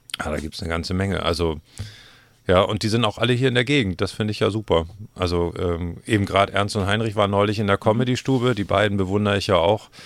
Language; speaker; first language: German; native; German